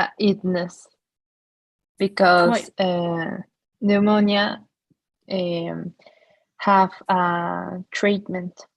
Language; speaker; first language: English; non-native, learner; Spanish